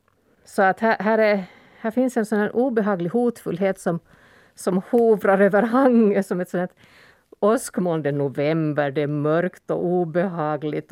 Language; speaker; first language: Swedish; native; Swedish